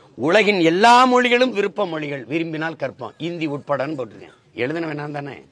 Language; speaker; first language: Tamil; native; Tamil